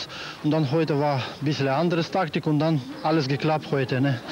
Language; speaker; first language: German; non-native, learner; Russian